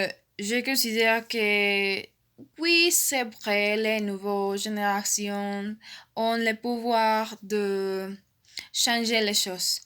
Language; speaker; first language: French; non-native, learner; Spanish